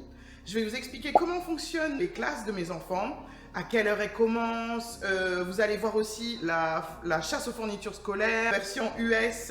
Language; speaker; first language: French; native; French